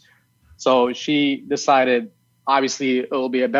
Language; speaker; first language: English; early bilingual, other home language; Arabic